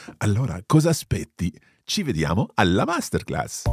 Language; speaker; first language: Italian; non-native, fluent; English